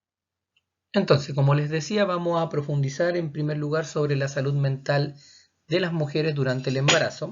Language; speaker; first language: Spanish; native; Spanish